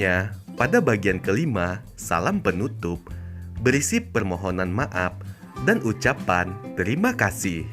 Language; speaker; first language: Indonesian; native; Indonesian